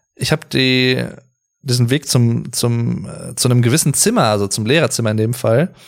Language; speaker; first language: German; native; German